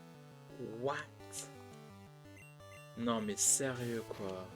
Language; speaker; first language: French; native; French